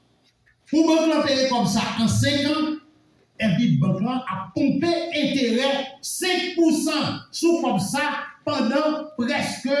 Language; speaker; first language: French; non-native, local second language; Haitian Creole